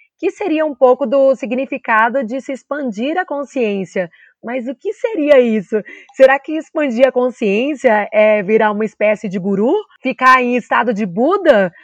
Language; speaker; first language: Portuguese; native; Portuguese